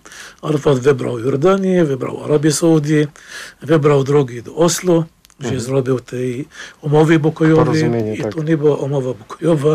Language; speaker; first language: Polish; non-native, fluent; Arabic